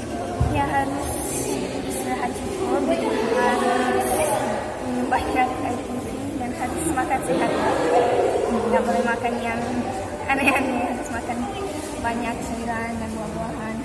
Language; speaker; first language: Indonesian; early bilingual, heritage; Indonesian